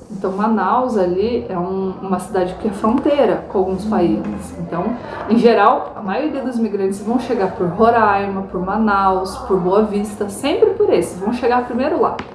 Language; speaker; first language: Portuguese; native; Portuguese